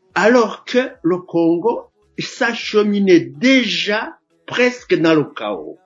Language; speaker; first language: French; non-native, local second language; Rundi